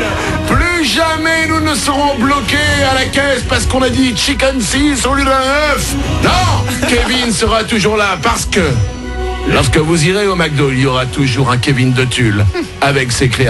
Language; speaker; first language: French; native; French